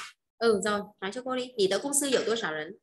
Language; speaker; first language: Vietnamese; native; Vietnamese